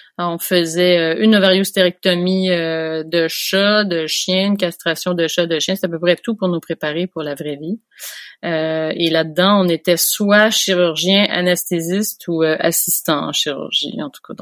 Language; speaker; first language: French; native; French